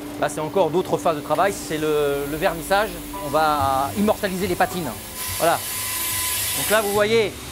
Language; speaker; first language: French; native; French